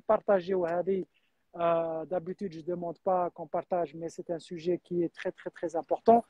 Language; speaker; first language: French; non-native, local second language; Arabic